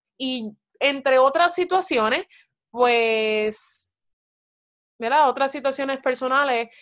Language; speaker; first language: Spanish; native; Spanish